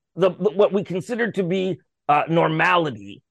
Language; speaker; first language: English; native; English